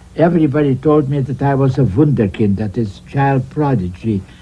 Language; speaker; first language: English; non-native, fluent; Russian